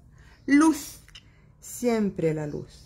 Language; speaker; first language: Spanish; non-native, fluent; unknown